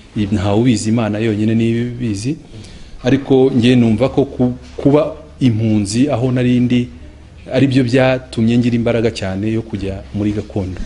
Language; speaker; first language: Kinyarwanda; early bilingual, heritage; Kinyarwanda